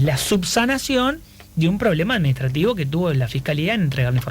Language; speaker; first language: Spanish; native; Spanish